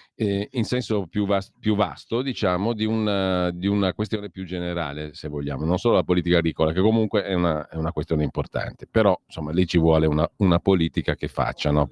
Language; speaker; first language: Italian; native; Italian